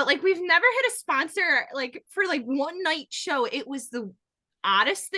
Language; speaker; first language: English; native; English